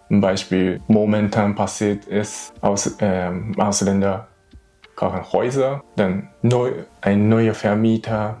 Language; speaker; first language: German; non-native, learner; Japanese